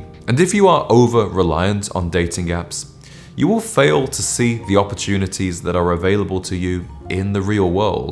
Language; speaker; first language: English; native; English